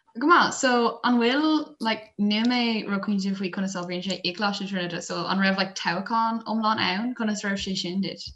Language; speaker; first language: Irish; non-native, local second language; English